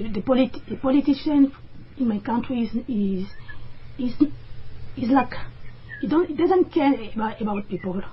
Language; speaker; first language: English; non-native, learner; French